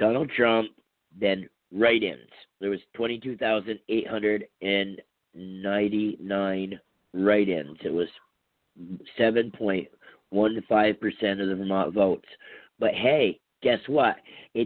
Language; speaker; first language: English; native; English